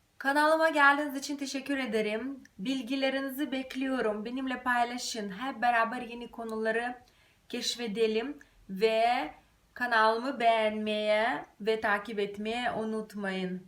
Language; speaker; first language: Turkish; non-native, fluent; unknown